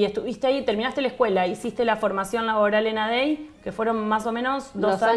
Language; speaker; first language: Spanish; native; Spanish